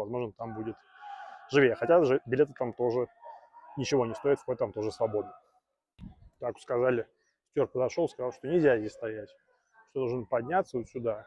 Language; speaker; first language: Russian; native; Russian